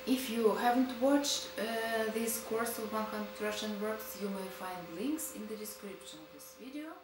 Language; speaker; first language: English; non-native, fluent; Russian